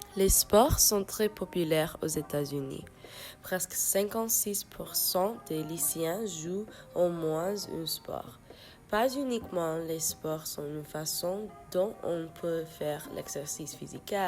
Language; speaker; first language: French; non-native, learner; English